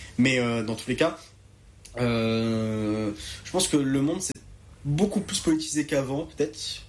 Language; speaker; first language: French; native; French